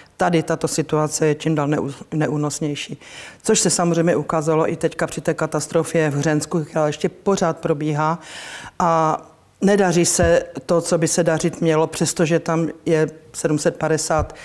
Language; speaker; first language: Czech; native; Czech